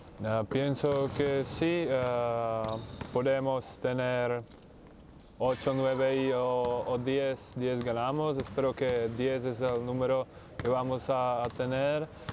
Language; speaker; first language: Spanish; non-native, learner; Czech